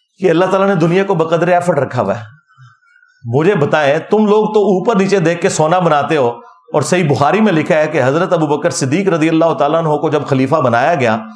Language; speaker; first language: Urdu; non-native, local second language; Punjabi